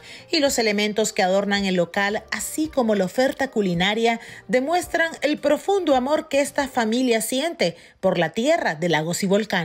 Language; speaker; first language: Spanish; native; Spanish